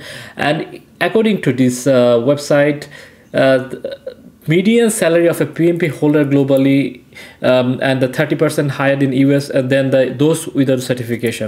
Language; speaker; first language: English; non-native, local second language; Bangla